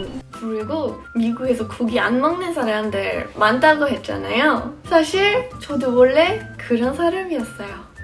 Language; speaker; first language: Korean; non-native, fluent; English